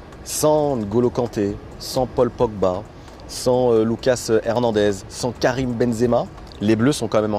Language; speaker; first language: French; native; French